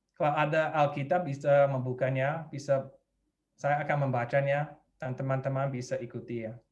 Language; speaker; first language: Indonesian; non-native, fluent; English